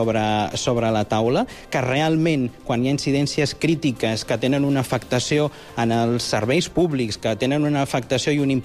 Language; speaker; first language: Catalan; native; Catalan